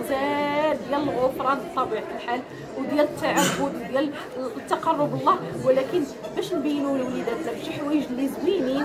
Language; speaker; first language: Arabic; native; Arabic